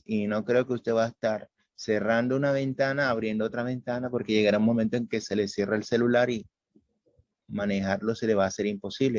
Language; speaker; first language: Spanish; native; Spanish